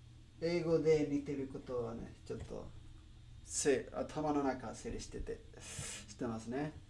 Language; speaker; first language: Japanese; non-native, learner; Spanish